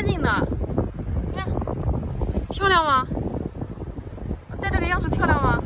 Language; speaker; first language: Chinese; native; Chinese